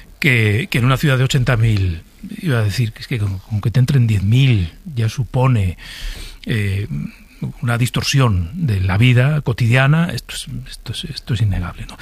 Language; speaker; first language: Spanish; native; Spanish